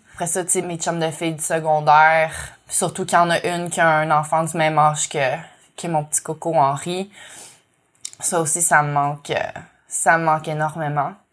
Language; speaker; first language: French; native; French